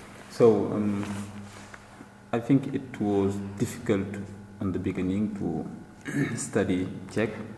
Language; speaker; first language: English; non-native, learner; Wolof